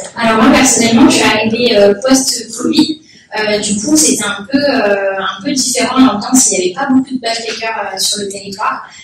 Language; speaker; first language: French; native; French